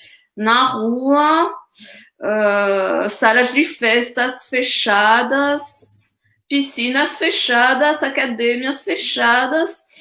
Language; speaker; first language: Portuguese; non-native, fluent; French